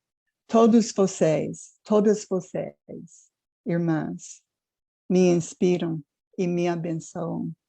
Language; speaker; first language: Portuguese; non-native, fluent; English